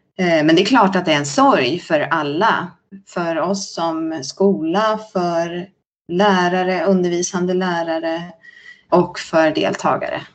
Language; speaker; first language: Swedish; native; Swedish